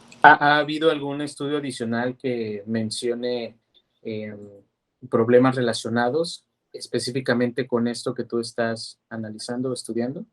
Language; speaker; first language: Spanish; native; Spanish